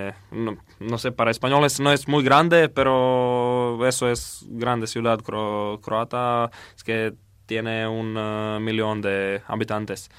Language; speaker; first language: Spanish; non-native, learner; Croatian